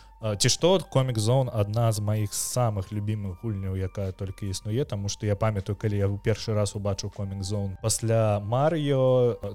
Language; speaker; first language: Belarusian; non-native, local second language; Russian